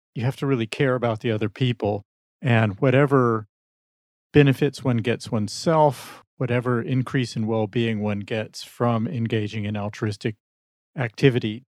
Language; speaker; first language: English; native; English